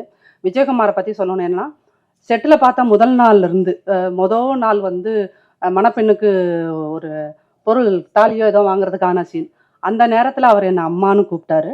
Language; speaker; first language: Tamil; native; Tamil